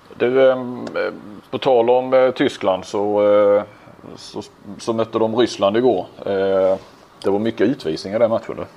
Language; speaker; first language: Swedish; native; Swedish